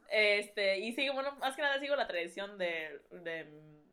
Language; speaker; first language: Spanish; early bilingual, heritage; Spanish